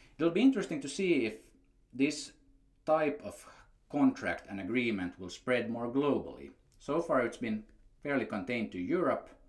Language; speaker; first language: English; non-native, fluent; Finnish